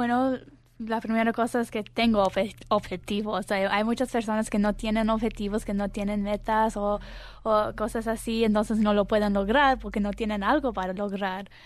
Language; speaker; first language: Spanish; early bilingual, heritage; Spanish